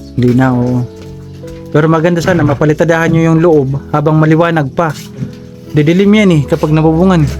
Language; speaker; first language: Filipino; non-native, local second language; Waray